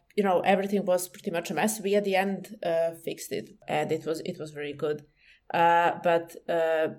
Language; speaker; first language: English; non-native, fluent; Serbian